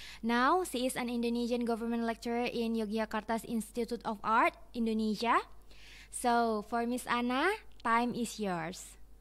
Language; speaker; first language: English; non-native, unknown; Indonesian